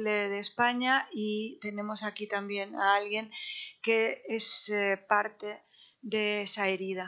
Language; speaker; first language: Spanish; native; Spanish